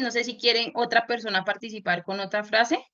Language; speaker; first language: Spanish; native; Spanish